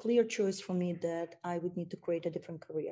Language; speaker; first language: English; non-native, fluent; Ukrainian